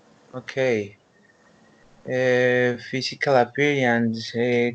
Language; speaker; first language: English; non-native, learner; Spanish